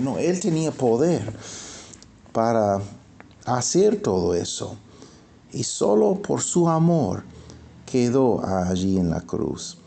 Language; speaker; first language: Spanish; non-native, fluent; English